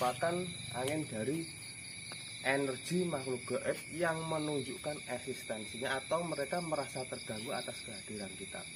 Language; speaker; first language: Indonesian; native; Indonesian